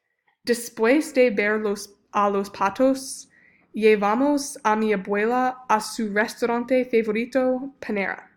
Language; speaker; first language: Spanish; non-native, learner; English